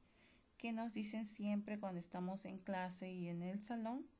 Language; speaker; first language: Spanish; native; Spanish